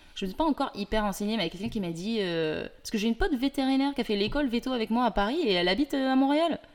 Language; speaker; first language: French; native; French